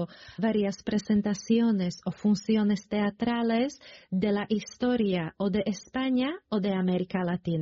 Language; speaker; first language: Spanish; non-native, fluent; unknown